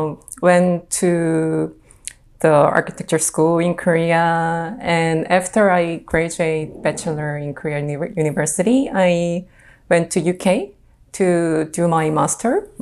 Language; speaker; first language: English; non-native, fluent; Korean